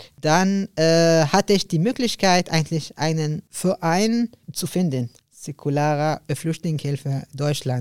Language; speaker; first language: German; non-native, learner; Arabic